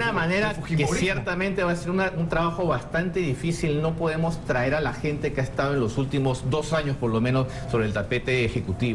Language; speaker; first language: Spanish; native; Spanish